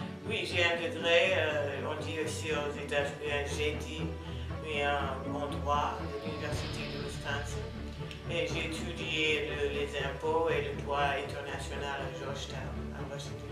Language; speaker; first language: French; non-native, fluent; English